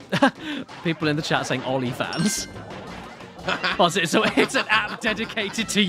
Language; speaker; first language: English; native; English